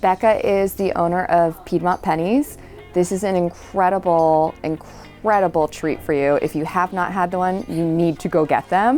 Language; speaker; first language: English; native; English